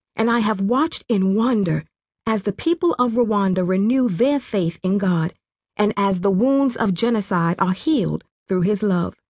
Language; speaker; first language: English; non-native, local second language; Kinyarwanda